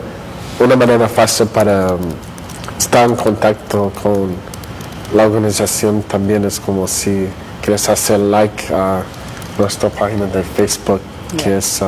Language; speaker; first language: Spanish; non-native, fluent; English